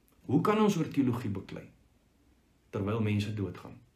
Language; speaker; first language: Afrikaans; native; Afrikaans